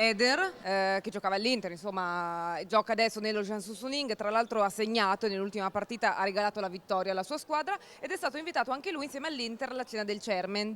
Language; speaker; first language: Italian; native; Italian